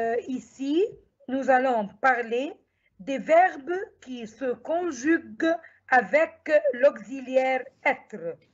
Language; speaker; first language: French; non-native, fluent; Arabic